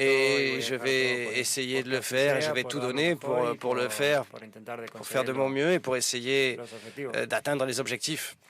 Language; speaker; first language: French; non-native, learner; Arabic